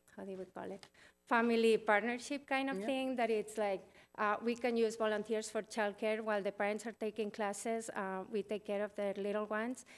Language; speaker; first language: English; non-native, fluent; Spanish